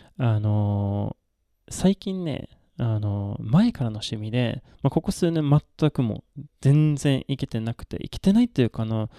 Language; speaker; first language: Japanese; non-native, fluent; Swedish